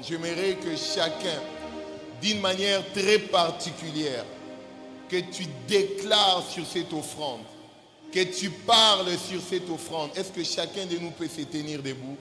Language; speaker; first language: French; non-native, local second language; Lingala